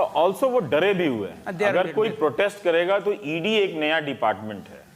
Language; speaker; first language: Hindi; native; Hindi